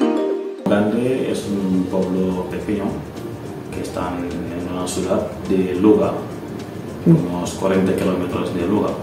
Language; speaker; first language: Spanish; non-native, learner; Wolof